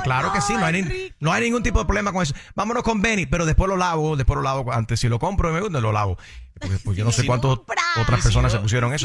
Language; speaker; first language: Spanish; native; Spanish